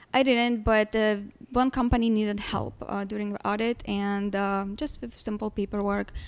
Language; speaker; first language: English; non-native, fluent; Lithuanian